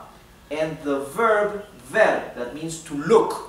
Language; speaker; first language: English; non-native, fluent; Spanish